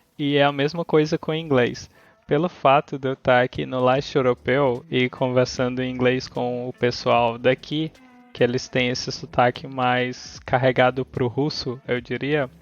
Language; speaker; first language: Portuguese; native; Portuguese